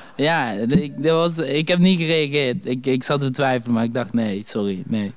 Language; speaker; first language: Dutch; early bilingual, other home language; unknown